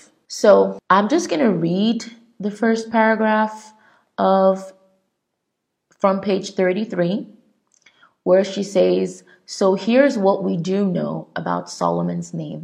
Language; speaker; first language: English; non-native, local second language; Igbo